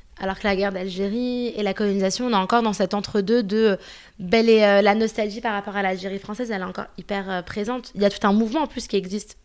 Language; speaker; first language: French; early bilingual, other home language; Arabic